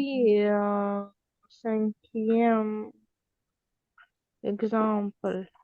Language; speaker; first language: French; non-native, learner; Uzbek